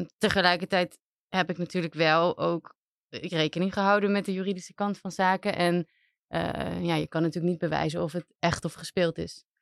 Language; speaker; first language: Dutch; native; Dutch